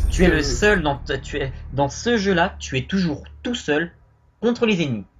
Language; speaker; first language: French; native; French